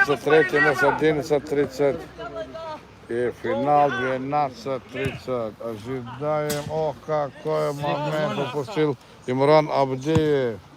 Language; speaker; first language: Russian; non-native, local second language; Lezghian